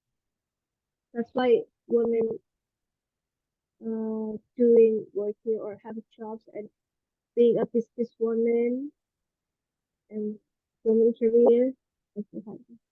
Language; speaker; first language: English; non-native, learner; Indonesian